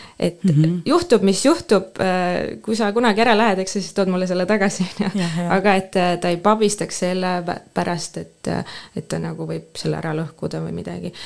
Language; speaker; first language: Estonian; non-native, local second language; Russian